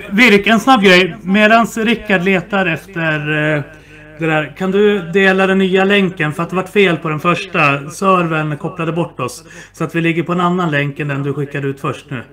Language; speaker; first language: Swedish; native; Swedish